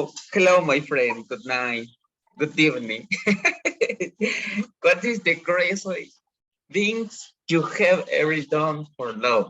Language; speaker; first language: English; non-native, learner; Spanish